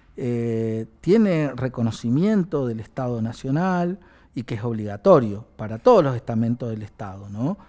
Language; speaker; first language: Spanish; native; Spanish